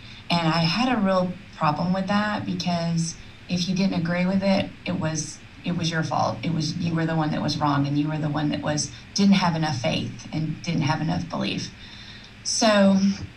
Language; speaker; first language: English; native; English